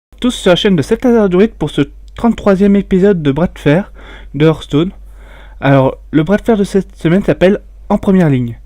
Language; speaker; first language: French; native; French